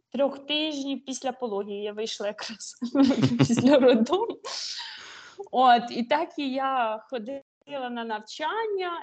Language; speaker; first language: Ukrainian; native; Ukrainian